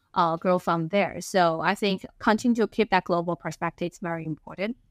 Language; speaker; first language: English; non-native, fluent; Chinese